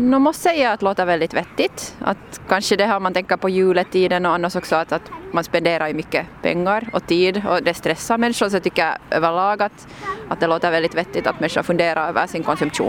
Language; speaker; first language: Swedish; native; Swedish